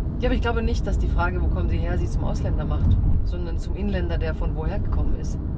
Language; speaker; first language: German; early bilingual, other home language; Croatian